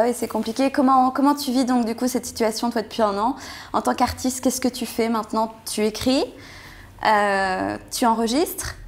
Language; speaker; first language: French; native; French